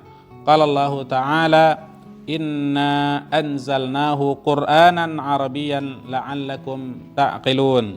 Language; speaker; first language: Arabic; non-native, fluent; Indonesian